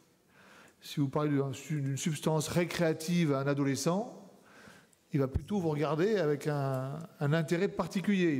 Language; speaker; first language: French; native; French